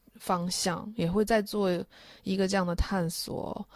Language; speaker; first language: Chinese; native; Chinese